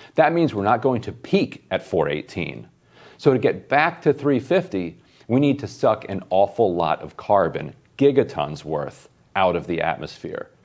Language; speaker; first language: English; native; English